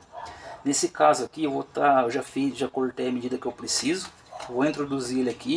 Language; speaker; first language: Portuguese; native; Portuguese